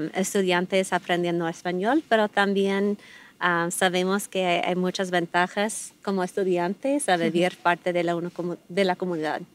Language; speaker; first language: Spanish; non-native, fluent; English